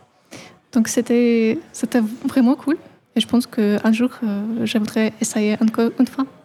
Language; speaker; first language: French; non-native, fluent; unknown